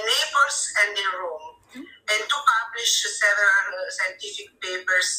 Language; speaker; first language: English; non-native, fluent; Italian